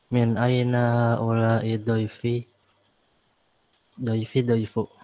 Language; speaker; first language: Arabic; non-native, learner; Indonesian